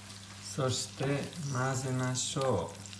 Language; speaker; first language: Japanese; non-native, learner; Italian